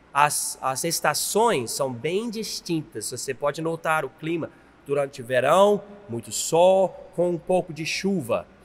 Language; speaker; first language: Portuguese; non-native, fluent; English